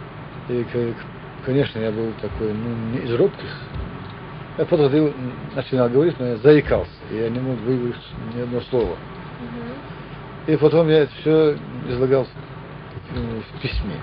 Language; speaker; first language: Russian; non-native, local second language; Chechen